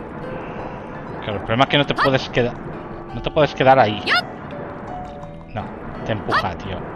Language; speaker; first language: Spanish; native; Spanish